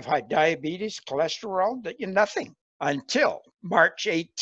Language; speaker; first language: English; native; English